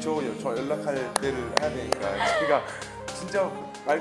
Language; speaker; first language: Korean; native; Korean